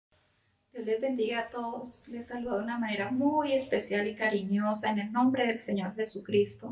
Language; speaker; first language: Spanish; native; Spanish